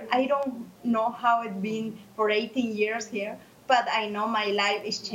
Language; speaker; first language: English; non-native, learner; Spanish